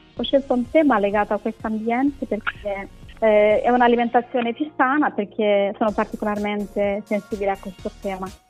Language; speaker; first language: Italian; non-native, fluent; Romanian